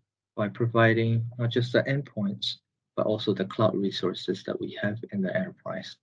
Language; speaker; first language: English; non-native, fluent; Burmese